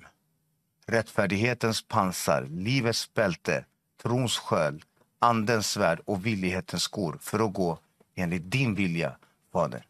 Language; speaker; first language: Swedish; non-native, fluent; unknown